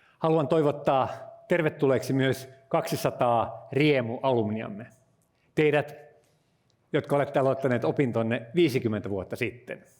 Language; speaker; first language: Finnish; native; Finnish